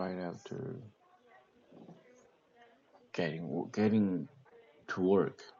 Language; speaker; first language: English; non-native, learner; Korean